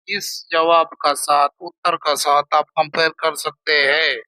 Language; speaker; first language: Hindi; non-native, local second language; Kannada